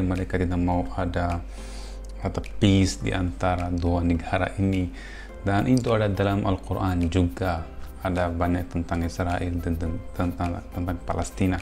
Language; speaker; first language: Indonesian; non-native, fluent; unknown